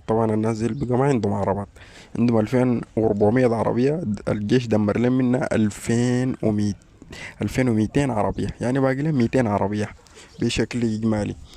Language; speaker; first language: Arabic; native; Arabic